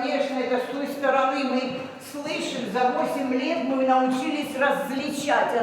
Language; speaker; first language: Russian; native; Russian